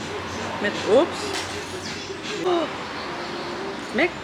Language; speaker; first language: German; non-native, learner; Filipino